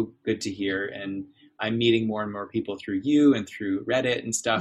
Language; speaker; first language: English; native; English